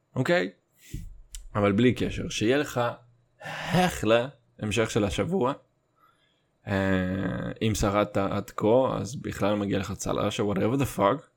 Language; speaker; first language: Hebrew; native; Hebrew